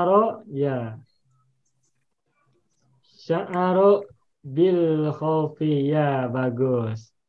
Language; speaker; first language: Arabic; non-native, fluent; Indonesian